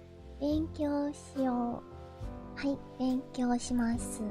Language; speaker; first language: Japanese; non-native, learner; English